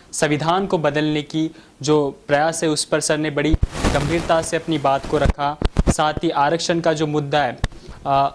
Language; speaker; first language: Hindi; non-native, local second language; Marathi